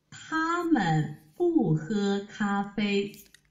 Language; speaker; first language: Chinese; non-native, learner; Vietnamese